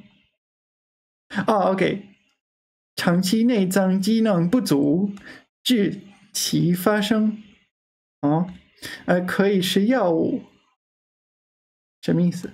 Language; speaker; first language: Chinese; non-native, learner; English